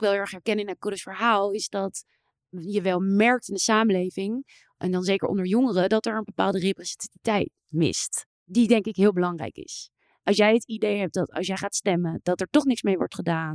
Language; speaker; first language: Dutch; native; Dutch